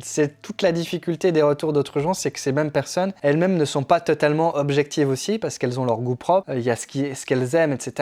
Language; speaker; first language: French; native; French